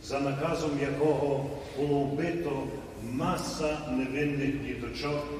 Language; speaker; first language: Ukrainian; early bilingual, heritage; Ukrainian